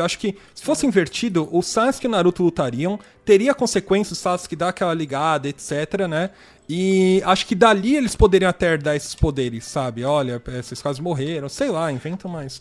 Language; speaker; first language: Portuguese; native; Portuguese